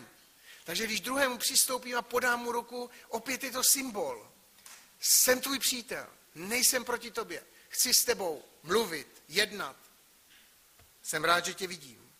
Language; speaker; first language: Czech; native; Czech